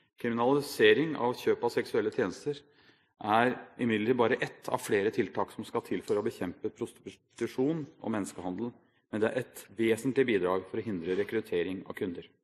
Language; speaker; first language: Norwegian; native; Norwegian